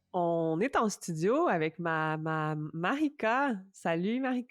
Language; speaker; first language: French; native; French